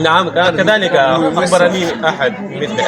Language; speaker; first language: Arabic; non-native, fluent; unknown